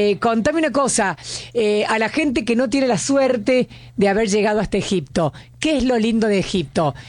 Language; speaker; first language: Spanish; native; Spanish